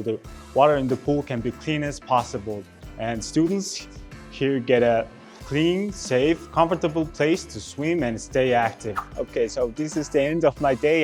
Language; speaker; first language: English; non-native, learner; Mongolian